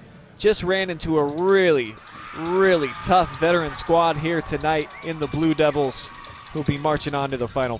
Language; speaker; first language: English; native; English